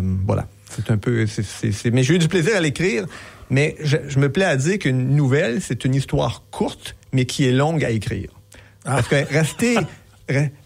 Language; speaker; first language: French; native; French